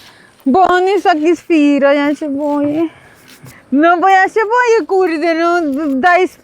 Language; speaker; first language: Polish; non-native, learner; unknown